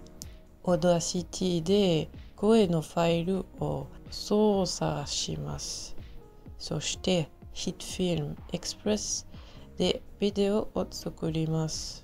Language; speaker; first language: Japanese; non-native, learner; French